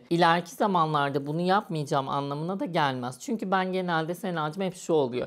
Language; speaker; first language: Turkish; native; Turkish